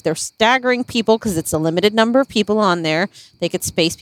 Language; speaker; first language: English; native; English